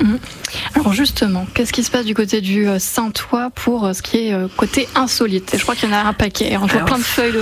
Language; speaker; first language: French; native; French